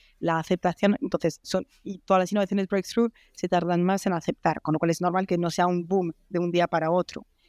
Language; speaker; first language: Spanish; non-native, fluent; French